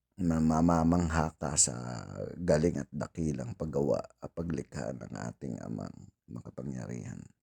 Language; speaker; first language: Filipino; native; Filipino